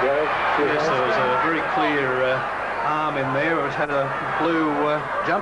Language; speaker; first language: English; native; English